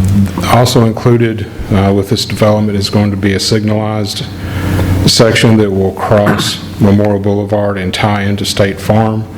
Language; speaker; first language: English; native; English